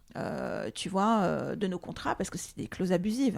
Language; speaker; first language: French; early bilingual, other home language; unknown